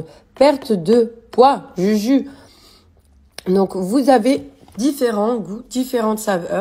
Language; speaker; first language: French; native; French